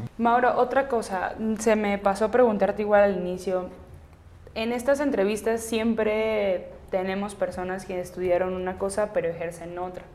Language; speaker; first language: Spanish; native; Spanish